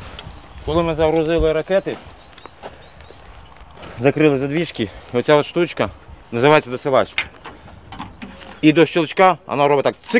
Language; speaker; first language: Ukrainian; non-native, local second language; Russian